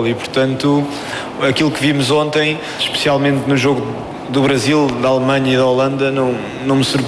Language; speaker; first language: Portuguese; native; Portuguese